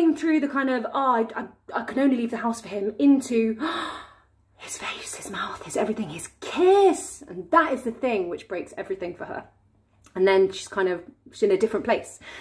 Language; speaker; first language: English; native; English